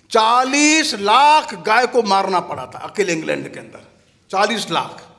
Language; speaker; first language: Hindi; native; Hindi